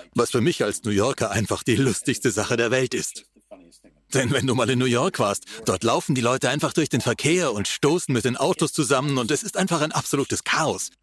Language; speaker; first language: German; non-native, fluent; English